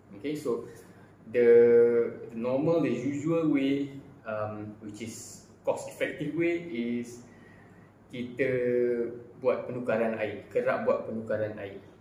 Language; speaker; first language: English; non-native, local second language; Malay